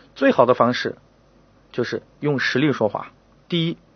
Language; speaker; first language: Chinese; native; Chinese